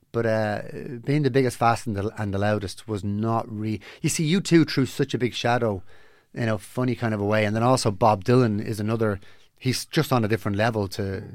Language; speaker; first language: English; native; English